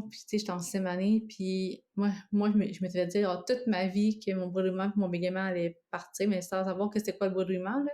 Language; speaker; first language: French; native; French